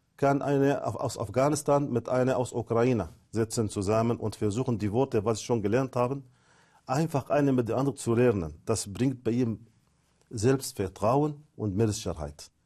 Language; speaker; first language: German; non-native, fluent; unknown